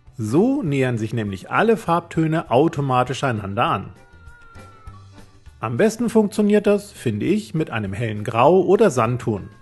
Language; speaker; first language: German; native; German